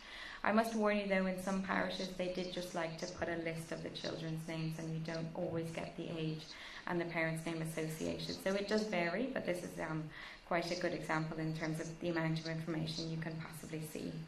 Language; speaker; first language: English; native; English